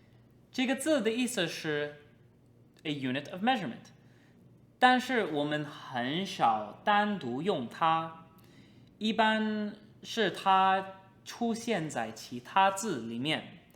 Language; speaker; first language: Chinese; non-native, fluent; English